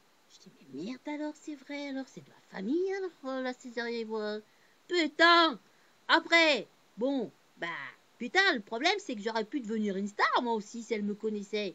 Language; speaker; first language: French; native; French